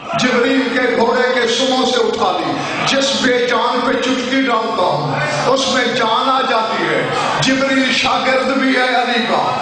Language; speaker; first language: Urdu; non-native, local second language; Saraiki